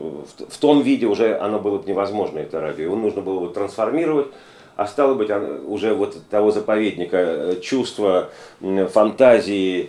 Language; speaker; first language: Russian; native; Russian